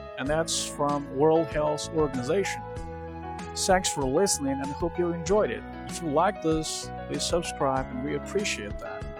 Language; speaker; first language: English; non-native, fluent; Chinese